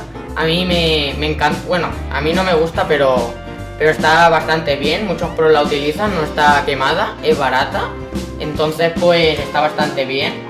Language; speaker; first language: Spanish; native; Spanish